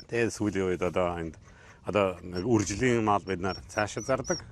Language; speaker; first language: Mongolian; non-native, fluent; Hungarian